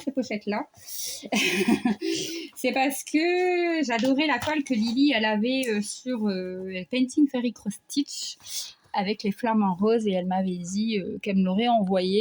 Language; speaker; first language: French; native; French